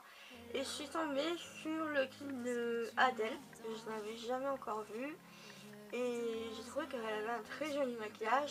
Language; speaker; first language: French; native; French